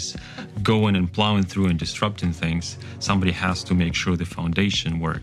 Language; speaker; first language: English; non-native, fluent; Kazakh